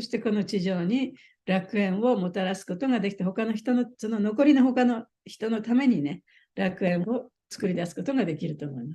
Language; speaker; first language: Japanese; native; Japanese